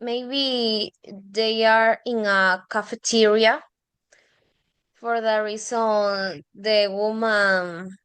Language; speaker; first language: English; non-native, learner; Spanish